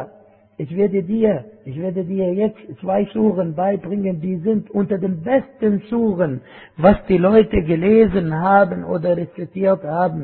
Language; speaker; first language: German; non-native, fluent; Arabic